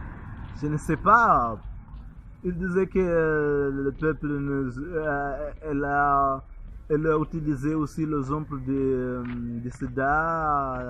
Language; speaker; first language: French; non-native, learner; Portuguese